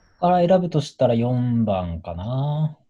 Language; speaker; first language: Japanese; native; Japanese